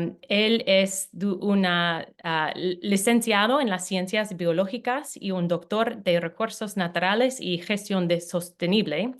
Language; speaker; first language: Spanish; non-native, fluent; English